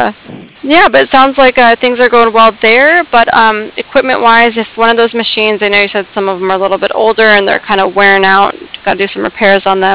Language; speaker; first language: English; native; English